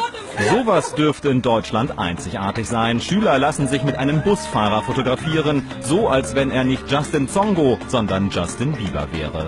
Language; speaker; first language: German; native; German